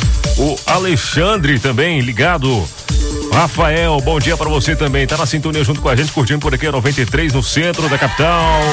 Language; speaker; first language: Portuguese; native; Portuguese